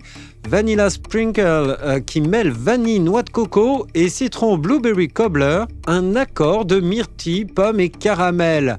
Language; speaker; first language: French; native; French